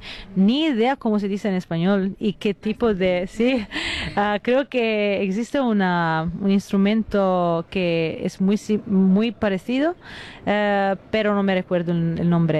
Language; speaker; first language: Spanish; non-native, fluent; Italian